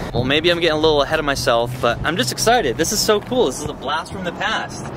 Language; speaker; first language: English; native; English